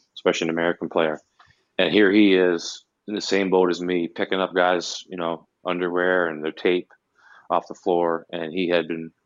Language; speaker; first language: English; native; English